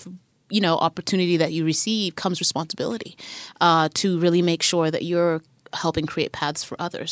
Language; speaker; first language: English; native; English